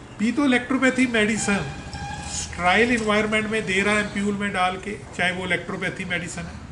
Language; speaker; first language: Hindi; non-native, local second language; Punjabi